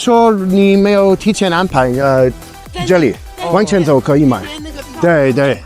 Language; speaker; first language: Chinese; non-native, fluent; English